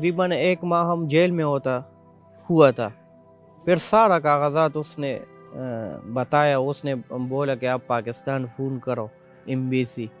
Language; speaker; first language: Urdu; non-native, local second language; Pashto